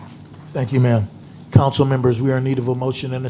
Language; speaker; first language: English; native; English